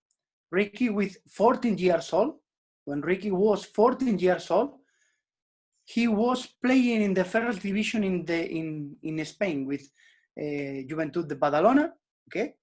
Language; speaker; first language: English; non-native, learner; Spanish